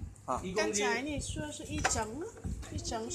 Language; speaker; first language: Chinese; non-native, learner; Vietnamese